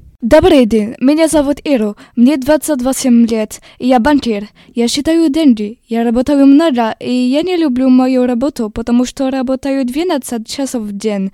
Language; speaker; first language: Russian; non-native, learner; French